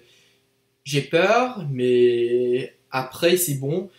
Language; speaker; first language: French; non-native, learner; English